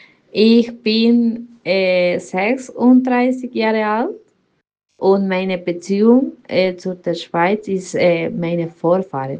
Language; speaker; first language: German; non-native, learner; Spanish